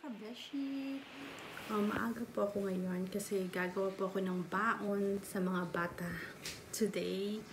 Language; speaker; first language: Filipino; native; Filipino